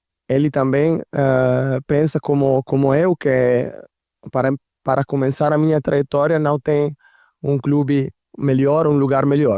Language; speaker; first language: Portuguese; non-native, learner; Italian